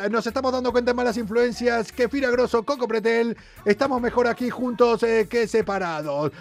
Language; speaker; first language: Spanish; native; Spanish